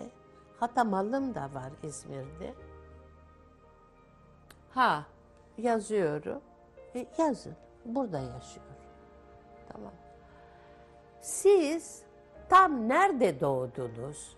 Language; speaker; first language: Turkish; non-native, local second language; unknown